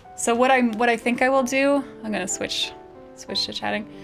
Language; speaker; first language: English; native; English